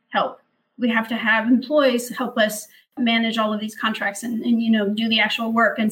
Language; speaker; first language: English; early bilingual, other home language; Spanish